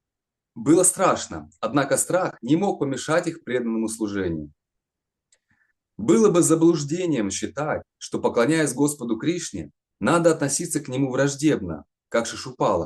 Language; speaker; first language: Russian; native; Russian